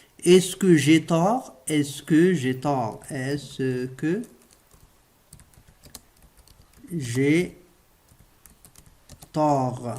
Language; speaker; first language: French; non-native, local second language; Arabic